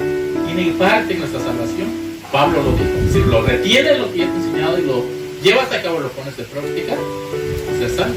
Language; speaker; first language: Spanish; native; Spanish